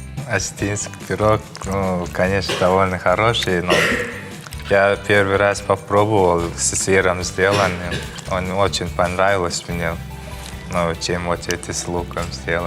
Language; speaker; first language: Russian; non-native, learner; Turkmen